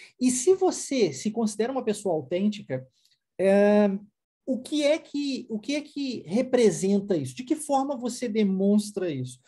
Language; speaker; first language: Portuguese; non-native, fluent; English